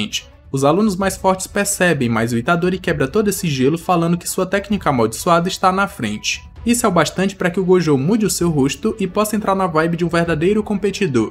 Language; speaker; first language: Portuguese; native; Portuguese